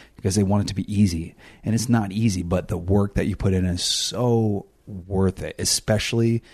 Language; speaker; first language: English; native; English